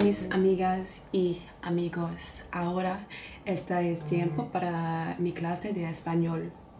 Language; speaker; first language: Spanish; non-native, learner; English